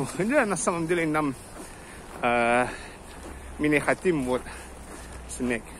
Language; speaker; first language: Russian; non-native, learner; Indonesian